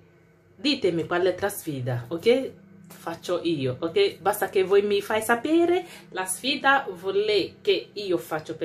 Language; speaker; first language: Italian; non-native, learner; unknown